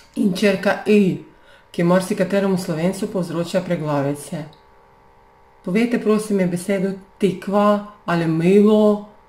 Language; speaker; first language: Slovenian; non-native, fluent; Russian